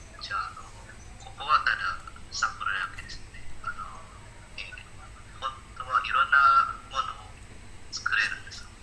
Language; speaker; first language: Japanese; non-native, learner; Indonesian